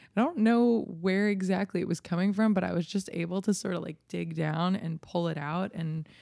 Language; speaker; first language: English; native; English